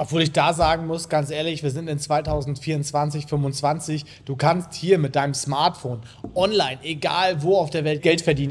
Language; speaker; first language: German; native; German